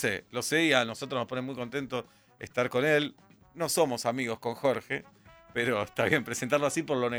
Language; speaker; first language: Spanish; native; Spanish